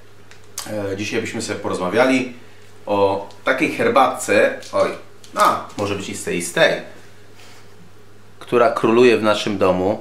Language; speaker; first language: Polish; native; Polish